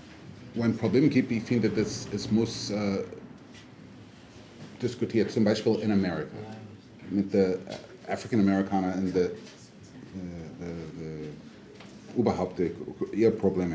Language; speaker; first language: German; non-native, fluent; English